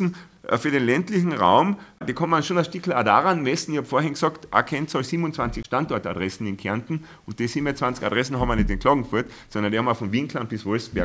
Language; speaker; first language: German; native; German